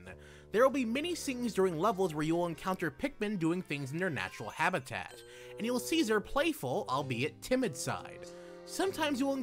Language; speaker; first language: English; native; English